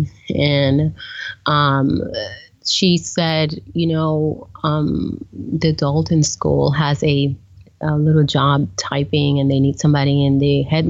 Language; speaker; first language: English; early bilingual, other home language; Spanish